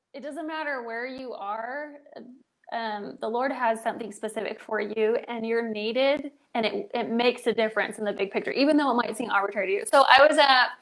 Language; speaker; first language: English; native; English